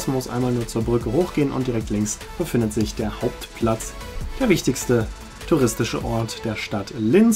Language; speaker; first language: German; native; German